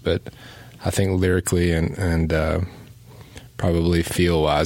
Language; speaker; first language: English; native; English